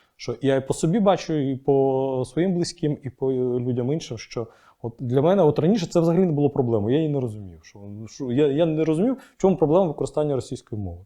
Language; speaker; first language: Ukrainian; non-native, local second language; Russian